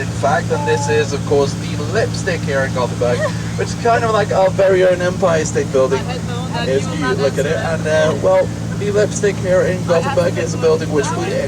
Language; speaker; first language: English; non-native, fluent; Swedish